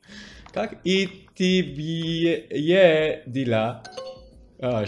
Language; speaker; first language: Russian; non-native, learner; English